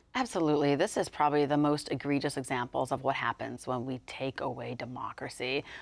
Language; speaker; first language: English; native; English